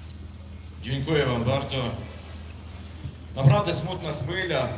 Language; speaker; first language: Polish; non-native, fluent; Ukrainian